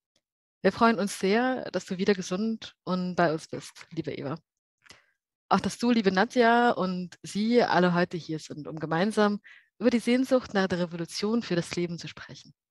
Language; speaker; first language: German; native; German